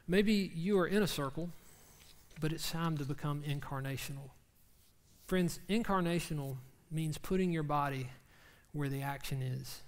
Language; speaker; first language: English; native; English